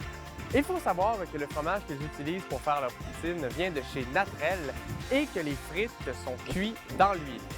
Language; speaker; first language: French; native; French